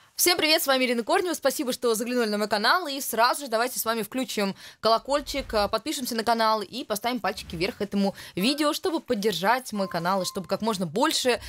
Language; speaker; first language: Russian; native; Russian